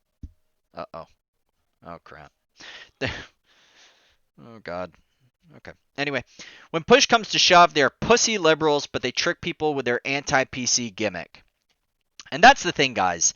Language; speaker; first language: English; native; English